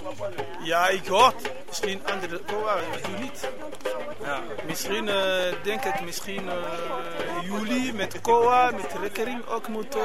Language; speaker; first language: Dutch; non-native, learner; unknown